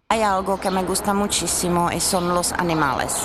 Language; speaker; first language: Spanish; non-native, fluent; Czech